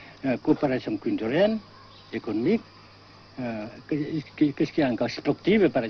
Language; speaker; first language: French; non-native, fluent; Vietnamese